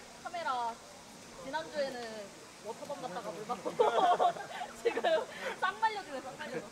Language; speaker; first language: Korean; non-native, fluent; Japanese